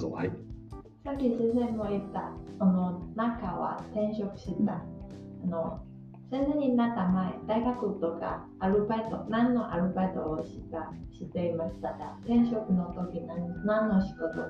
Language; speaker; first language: Japanese; non-native, learner; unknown